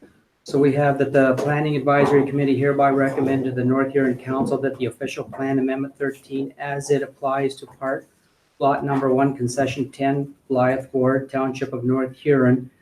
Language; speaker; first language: English; native; English